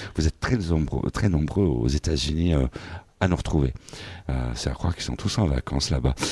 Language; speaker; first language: French; native; French